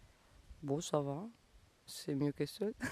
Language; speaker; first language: French; non-native, fluent; Italian